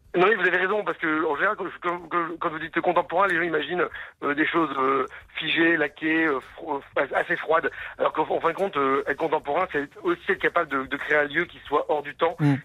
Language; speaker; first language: French; native; French